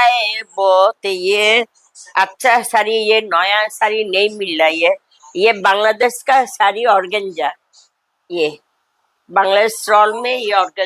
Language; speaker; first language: Hindi; non-native, local second language; Bangla